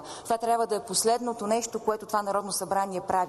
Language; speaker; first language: Bulgarian; native; Bulgarian